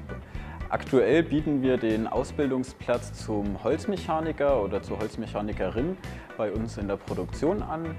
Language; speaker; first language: German; native; German